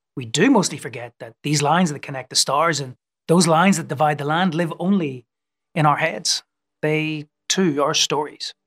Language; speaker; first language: English; native; English